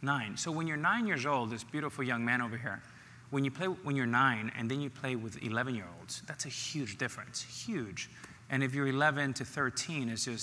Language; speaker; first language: English; native; English